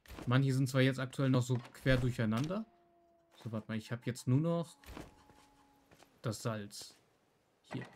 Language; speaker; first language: German; native; German